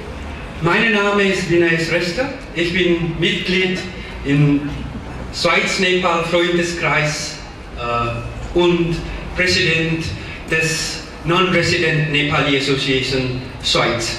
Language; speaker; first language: German; non-native, fluent; Nepali